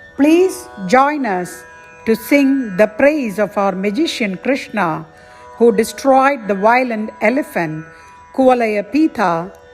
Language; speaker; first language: English; non-native, local second language; Tamil